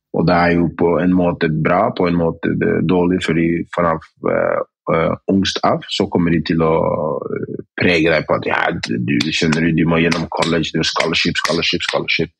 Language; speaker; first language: Norwegian; early bilingual, other home language; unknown